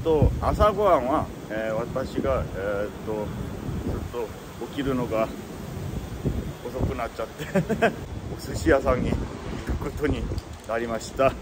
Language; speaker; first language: Japanese; non-native, fluent; Korean